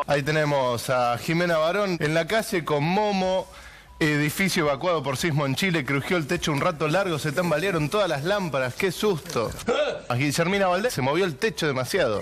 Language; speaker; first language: Spanish; native; Spanish